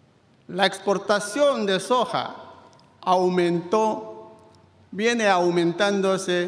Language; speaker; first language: Spanish; non-native, fluent; Chinese